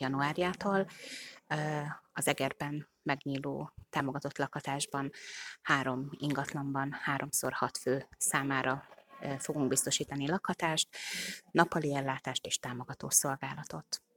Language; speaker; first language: Hungarian; native; Hungarian